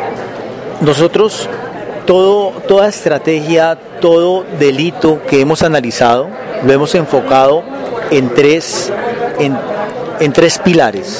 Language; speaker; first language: Spanish; native; Spanish